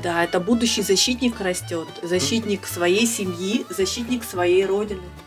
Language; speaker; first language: Russian; native; Russian